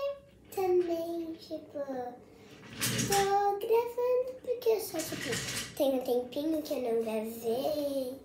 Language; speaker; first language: Portuguese; early bilingual, heritage; Portuguese